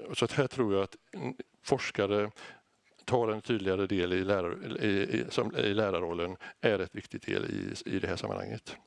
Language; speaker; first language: Swedish; native; Swedish